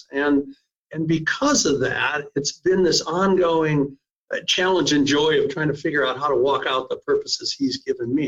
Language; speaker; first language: English; native; English